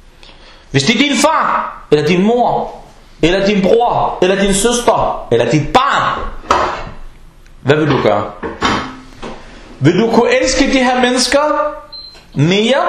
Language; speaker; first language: Danish; early bilingual, other home language; Arabic